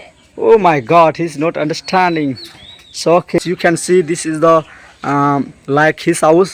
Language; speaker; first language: English; non-native, learner; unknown